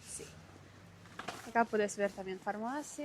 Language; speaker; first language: Spanish; non-native, learner; Russian